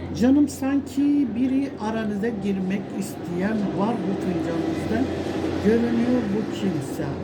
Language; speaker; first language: Turkish; non-native, local second language; Kurdish